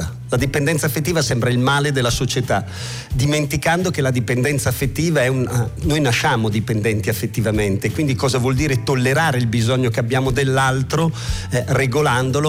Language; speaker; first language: Italian; native; Italian